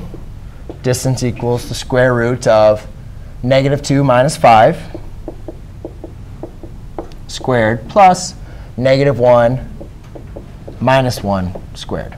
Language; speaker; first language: English; native; English